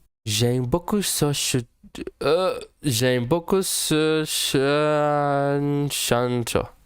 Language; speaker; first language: French; non-native, learner; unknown